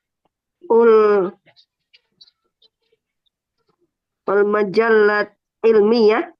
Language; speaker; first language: Arabic; non-native, learner; Indonesian